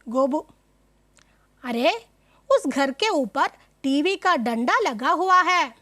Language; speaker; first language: Hindi; non-native, local second language; Malayalam